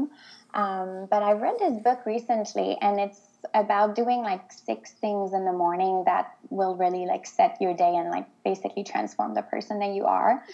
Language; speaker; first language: English; non-native, fluent; French